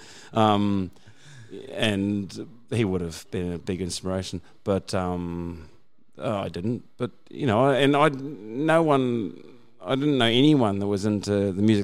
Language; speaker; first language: English; native; English